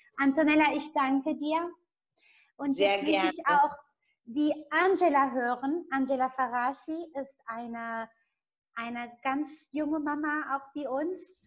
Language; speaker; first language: German; non-native, fluent; Italian